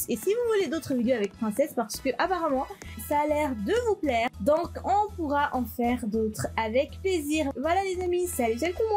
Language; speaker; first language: French; native; French